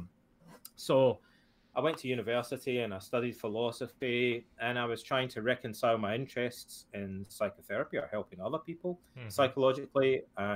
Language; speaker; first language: English; native; English